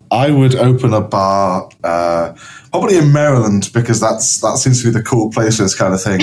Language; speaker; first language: English; native; English